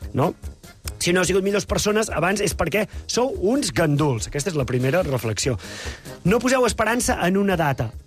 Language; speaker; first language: Catalan; native; Catalan